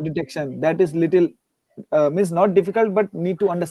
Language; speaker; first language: English; non-native, learner; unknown